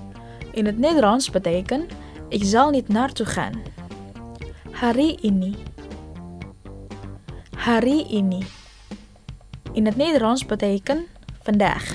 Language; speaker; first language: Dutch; non-native, fluent; Indonesian